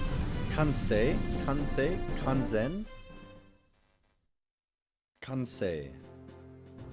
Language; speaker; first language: Japanese; non-native, learner; English